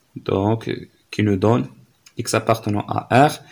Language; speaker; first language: French; non-native, local second language; Arabic